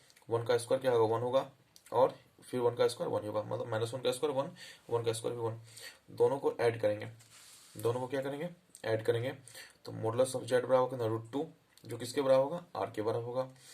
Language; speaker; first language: Hindi; native; Hindi